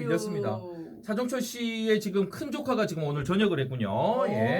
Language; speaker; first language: Korean; native; Korean